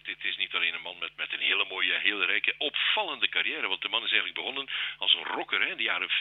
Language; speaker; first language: Dutch; native; Dutch